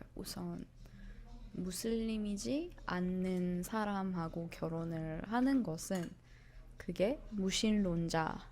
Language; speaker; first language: Korean; non-native, fluent; Persian